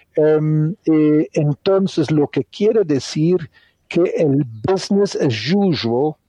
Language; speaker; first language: Spanish; non-native, fluent; Dutch